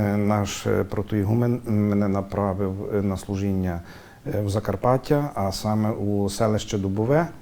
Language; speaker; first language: Ukrainian; native; Ukrainian